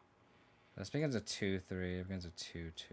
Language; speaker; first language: English; native; English